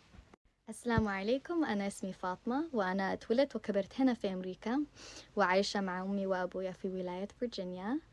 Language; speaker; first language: Arabic; early bilingual, heritage; English